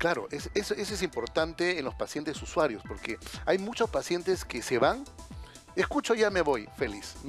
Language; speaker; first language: Spanish; native; Spanish